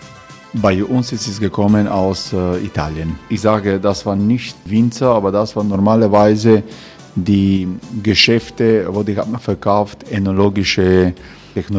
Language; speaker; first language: German; non-native, learner; Croatian